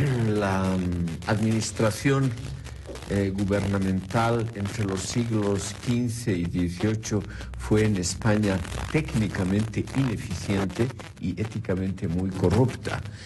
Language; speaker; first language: Spanish; native; Spanish